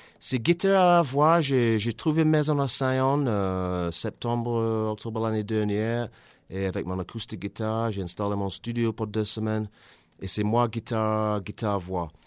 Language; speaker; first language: French; non-native, fluent; English